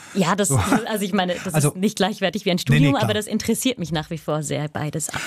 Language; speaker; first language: German; native; German